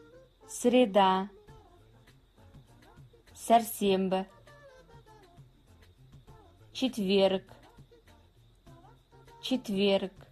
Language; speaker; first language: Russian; non-native, fluent; Kazakh